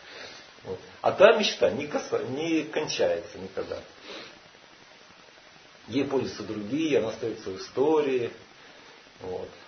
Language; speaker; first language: Russian; native; Russian